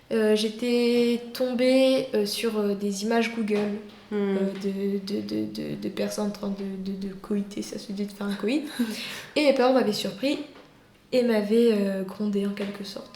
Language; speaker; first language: French; native; French